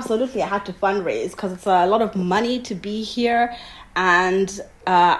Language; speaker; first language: English; non-native, local second language; Ganda